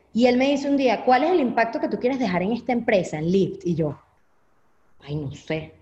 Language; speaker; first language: Spanish; native; Spanish